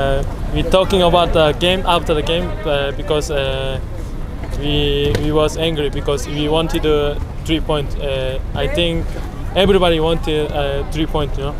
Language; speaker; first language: English; non-native, learner; Korean